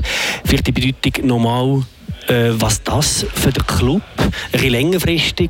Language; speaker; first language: German; native; German